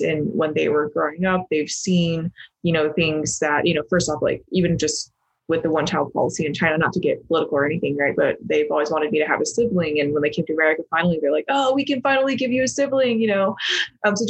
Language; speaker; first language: English; native; English